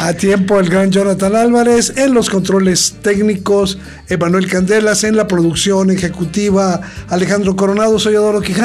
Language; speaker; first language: Spanish; native; Spanish